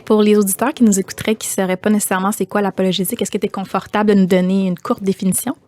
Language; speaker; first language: French; native; French